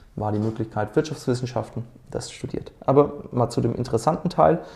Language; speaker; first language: German; native; German